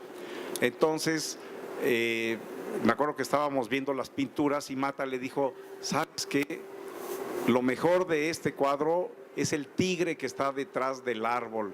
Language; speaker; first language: Spanish; native; Spanish